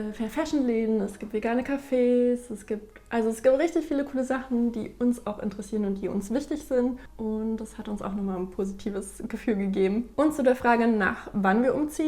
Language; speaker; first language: German; native; German